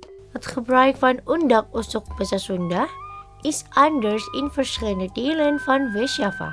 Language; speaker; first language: Dutch; non-native, learner; Indonesian